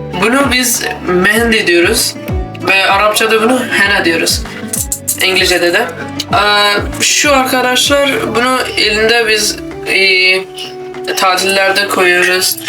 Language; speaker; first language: Turkish; non-native, fluent; Urdu